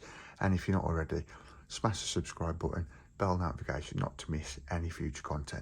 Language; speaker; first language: English; native; English